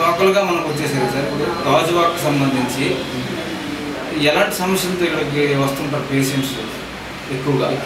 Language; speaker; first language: Telugu; native; Telugu